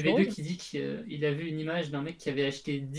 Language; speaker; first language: French; native; French